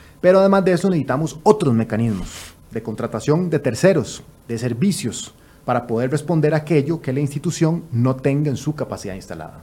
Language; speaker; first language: Spanish; native; Spanish